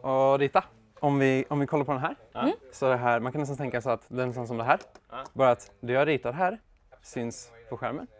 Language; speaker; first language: Swedish; native; Swedish